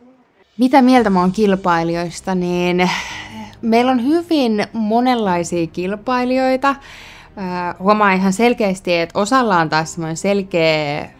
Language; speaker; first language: Finnish; native; Finnish